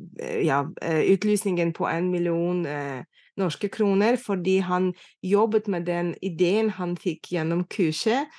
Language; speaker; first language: Norwegian; non-native, fluent; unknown